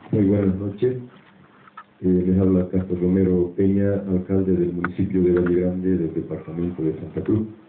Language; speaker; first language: Spanish; non-native, fluent; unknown